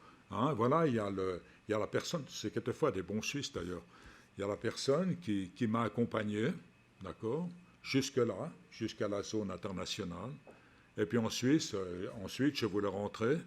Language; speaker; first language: French; native; French